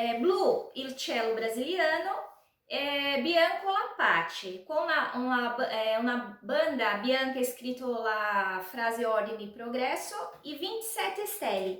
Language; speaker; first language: Italian; non-native, learner; Portuguese